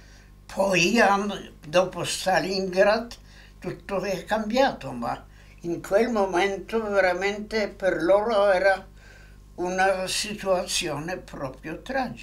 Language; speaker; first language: Italian; non-native, fluent; Polish